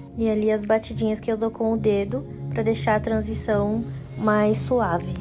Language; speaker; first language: Portuguese; native; Portuguese